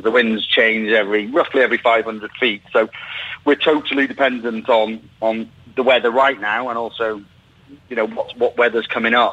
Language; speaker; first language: English; native; English